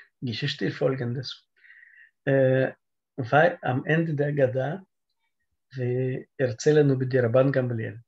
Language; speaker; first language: German; non-native, learner; Russian